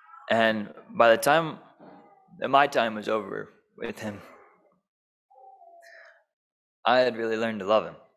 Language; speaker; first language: English; native; English